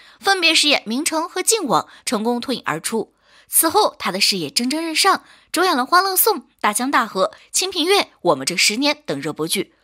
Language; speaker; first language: Chinese; native; Chinese